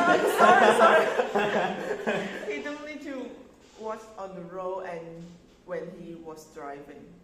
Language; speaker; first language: English; non-native, learner; Chinese